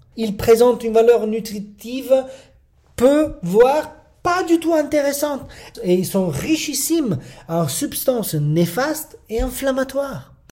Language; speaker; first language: French; non-native, fluent; Italian